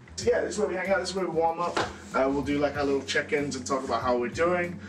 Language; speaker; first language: English; native; English